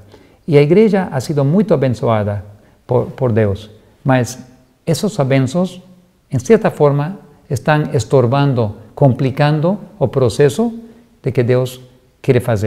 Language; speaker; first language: Portuguese; non-native, fluent; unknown